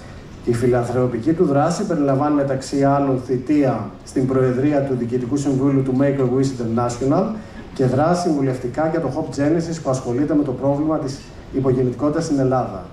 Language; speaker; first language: Greek; native; Greek